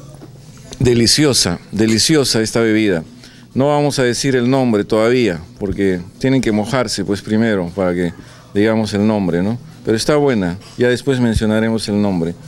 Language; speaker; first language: Spanish; native; Spanish